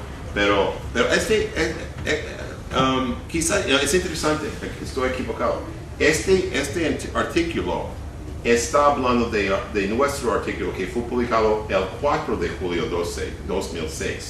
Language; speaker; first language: Spanish; non-native, fluent; English